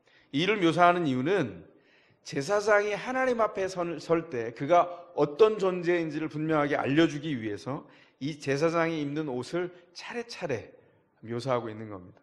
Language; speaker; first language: Korean; native; Korean